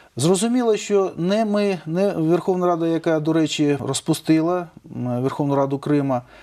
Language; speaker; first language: Ukrainian; non-native, local second language; Russian